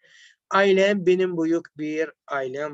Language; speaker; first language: Turkish; non-native, learner; Arabic